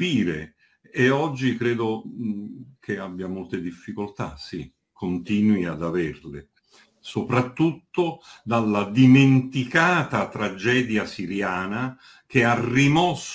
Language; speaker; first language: Italian; native; Italian